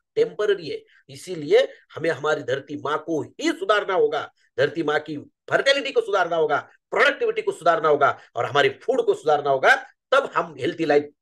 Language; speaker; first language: Hindi; non-native, local second language; Marathi